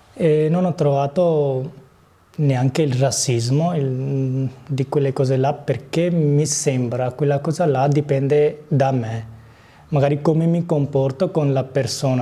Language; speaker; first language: Italian; early bilingual, other home language; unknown